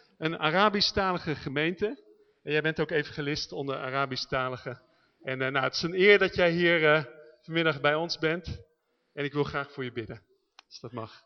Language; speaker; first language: Dutch; native; Dutch